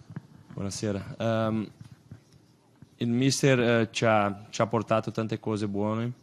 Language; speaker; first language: Italian; non-native, fluent; Portuguese